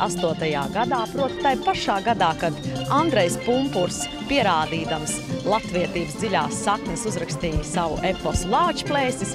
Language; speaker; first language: Latvian; native; Latvian